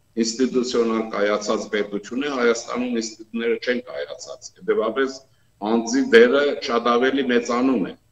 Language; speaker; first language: Armenian; native; Armenian